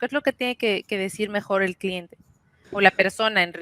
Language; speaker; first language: Spanish; native; Spanish